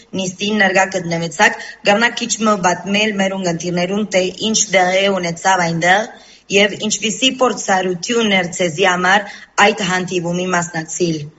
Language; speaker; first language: Armenian; early bilingual, heritage; Armenian